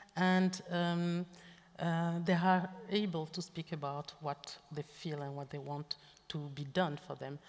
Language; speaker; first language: English; non-native, local second language; French